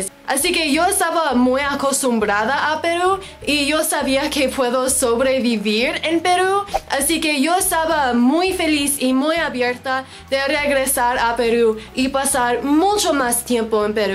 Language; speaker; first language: Spanish; non-native, learner; English